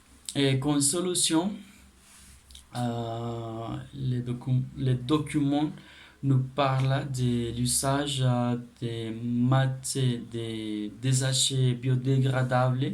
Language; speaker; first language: French; non-native, learner; Spanish